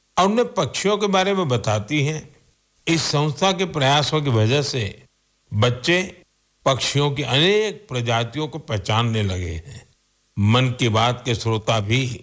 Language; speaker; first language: Hindi; non-native, local second language; Gujarati